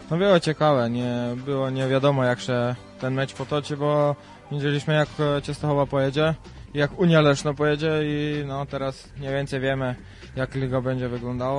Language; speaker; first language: Polish; non-native, fluent; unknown